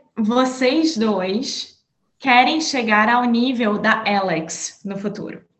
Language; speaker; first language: Portuguese; native; Portuguese